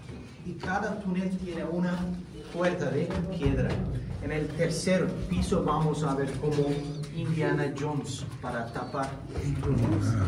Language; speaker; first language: Spanish; non-native, fluent; Turkish